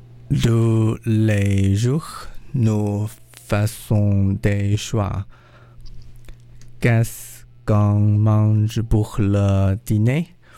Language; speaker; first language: French; non-native, learner; Chinese